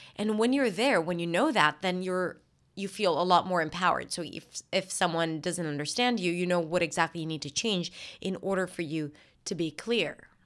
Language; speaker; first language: English; non-native, fluent; Hebrew